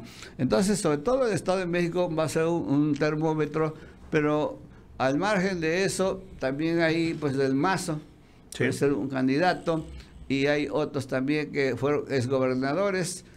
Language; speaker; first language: Spanish; native; Spanish